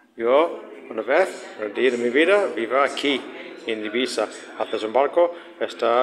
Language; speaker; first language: Spanish; non-native, learner; English